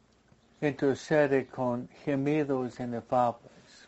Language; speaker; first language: Spanish; non-native, fluent; English